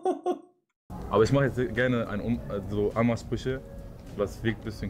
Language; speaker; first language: German; early bilingual, other home language; Arabic